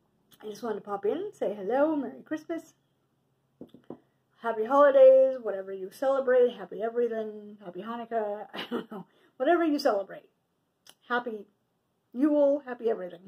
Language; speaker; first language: English; native; English